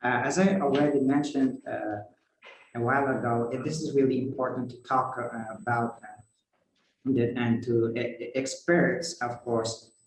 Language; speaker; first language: English; non-native, fluent; Kazakh